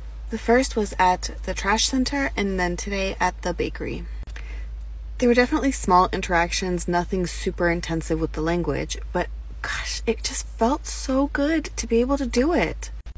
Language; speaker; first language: English; native; English